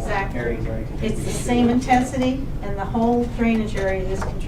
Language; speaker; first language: English; native; English